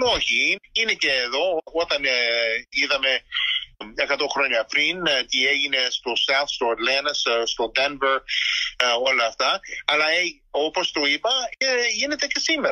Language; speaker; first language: Greek; early bilingual, heritage; Greek